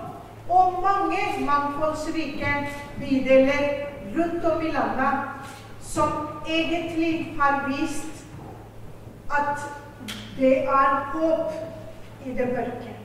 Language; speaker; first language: Norwegian; non-native, fluent; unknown